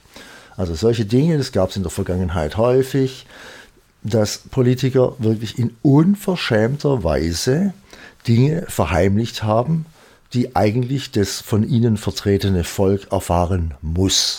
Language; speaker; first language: German; native; German